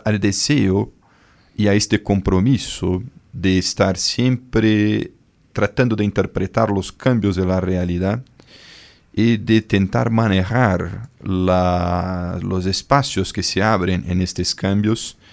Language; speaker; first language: Spanish; non-native, fluent; Portuguese